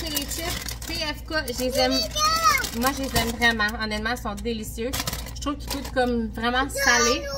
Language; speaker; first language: French; native; French